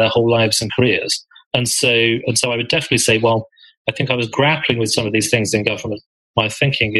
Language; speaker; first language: English; native; English